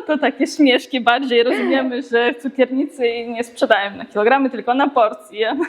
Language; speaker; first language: Polish; native; Polish